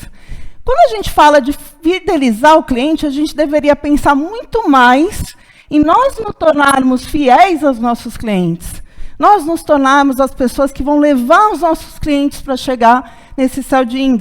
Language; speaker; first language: Portuguese; native; Portuguese